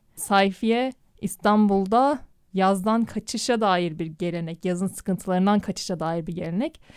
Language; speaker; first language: Turkish; native; Turkish